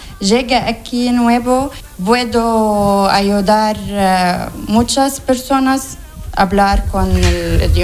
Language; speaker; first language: Spanish; non-native, learner; Arabic